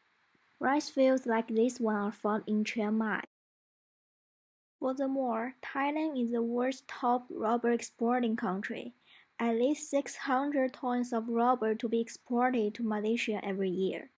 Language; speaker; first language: English; non-native, learner; Malay